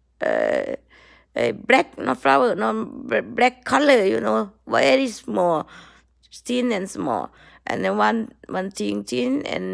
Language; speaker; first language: English; non-native, learner; Thai